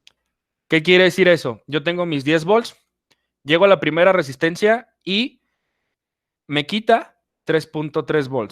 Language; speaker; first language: Spanish; native; Spanish